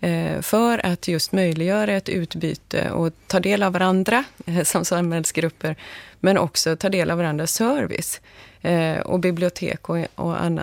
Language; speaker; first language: Swedish; native; Swedish